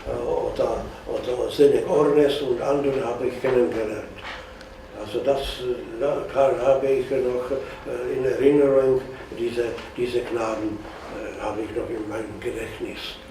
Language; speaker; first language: German; non-native, fluent; Czech